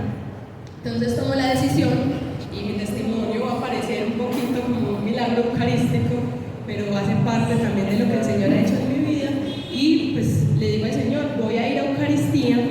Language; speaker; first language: Spanish; native; Spanish